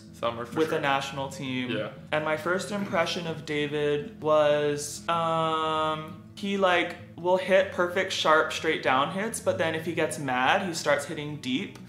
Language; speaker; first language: English; native; English